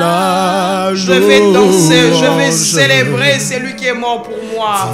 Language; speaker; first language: French; non-native, local second language; Lingala